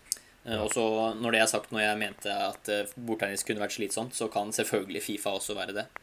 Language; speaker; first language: Norwegian; non-native, fluent; Hungarian